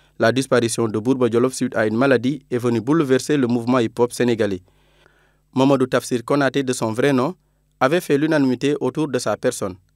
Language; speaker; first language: French; non-native, local second language; Wolof